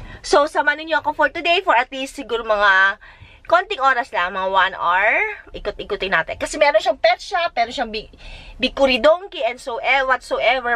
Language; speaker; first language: Filipino; native; Filipino